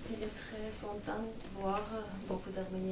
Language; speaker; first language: French; non-native, fluent; Armenian